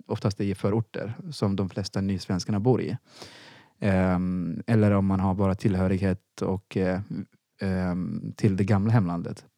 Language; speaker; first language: Swedish; non-native, fluent; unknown